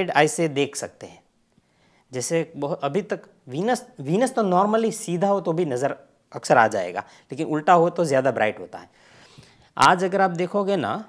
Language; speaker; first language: Hindi; non-native, local second language; Gujarati